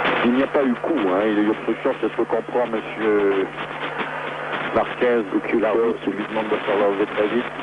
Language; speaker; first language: French; native; French